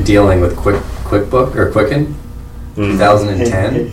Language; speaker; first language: English; native; English